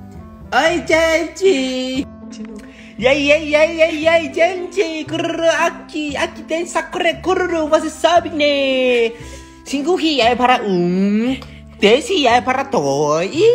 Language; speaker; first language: Portuguese; non-native, learner; Chinese